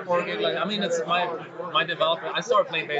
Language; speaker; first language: English; non-native, fluent; German